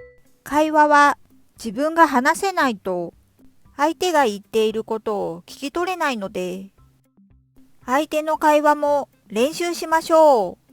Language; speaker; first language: Japanese; non-native, fluent; Korean